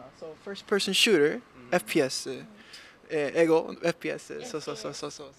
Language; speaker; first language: Japanese; non-native, learner; English